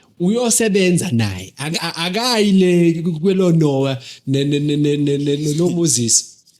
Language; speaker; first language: Zulu; native; Zulu